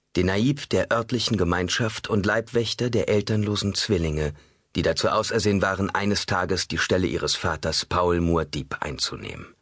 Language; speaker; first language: German; native; German